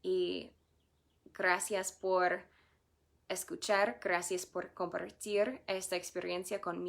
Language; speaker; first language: Spanish; non-native, fluent; English